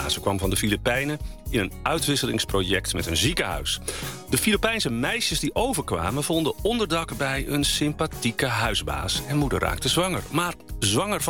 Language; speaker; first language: Dutch; native; Dutch